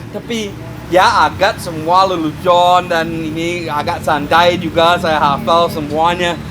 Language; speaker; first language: Indonesian; non-native, fluent; English